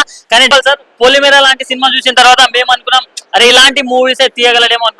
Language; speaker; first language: Telugu; native; Telugu